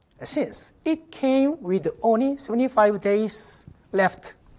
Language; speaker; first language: English; non-native, fluent; Korean